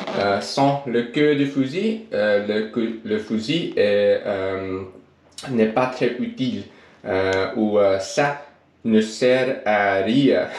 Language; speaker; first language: French; non-native, learner; English